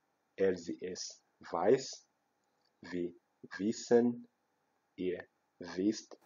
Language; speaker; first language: German; non-native, fluent; Amharic